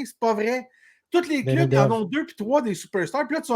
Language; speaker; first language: French; native; French